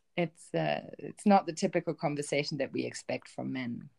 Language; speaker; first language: English; non-native, fluent; German